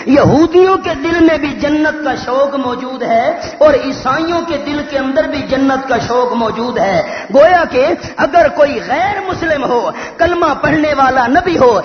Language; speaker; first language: Urdu; native; Urdu